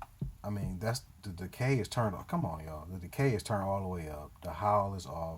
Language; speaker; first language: English; native; English